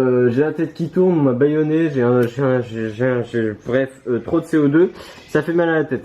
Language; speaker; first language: French; native; French